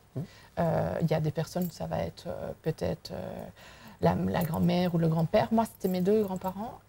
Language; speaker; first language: French; non-native, fluent; Spanish